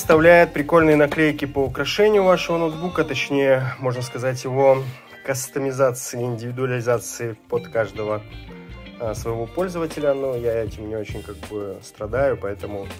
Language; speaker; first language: Russian; native; Russian